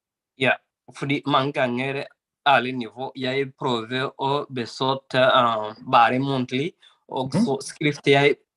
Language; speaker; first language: Norwegian; non-native, learner; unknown